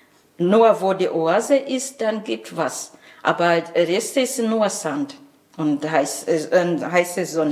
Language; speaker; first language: German; non-native, learner; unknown